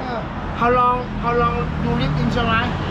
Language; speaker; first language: English; non-native, learner; Thai